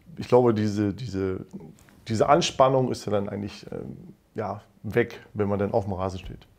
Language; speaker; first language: German; native; German